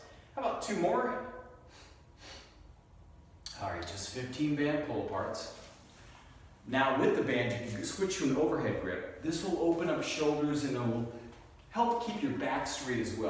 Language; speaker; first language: English; native; English